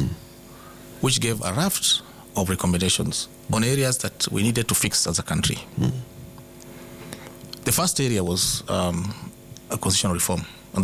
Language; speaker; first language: English; non-native, local second language; Gusii